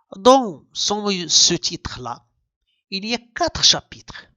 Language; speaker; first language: French; non-native, local second language; Arabic